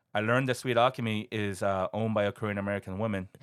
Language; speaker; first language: English; non-native, fluent; Korean